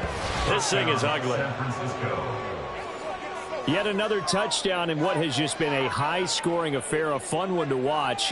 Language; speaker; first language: English; native; English